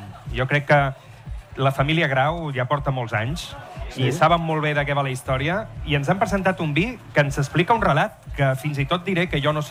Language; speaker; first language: Catalan; native; Catalan